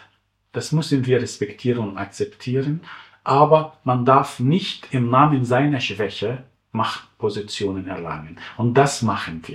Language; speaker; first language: German; non-native, fluent; Arabic